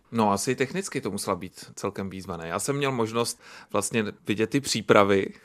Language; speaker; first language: Czech; native; Czech